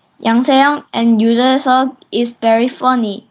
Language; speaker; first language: English; non-native, learner; Korean